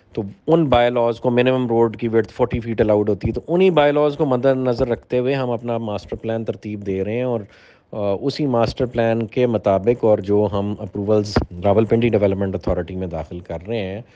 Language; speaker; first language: Urdu; native; Urdu